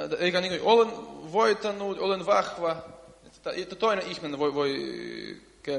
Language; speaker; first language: Finnish; non-native, learner; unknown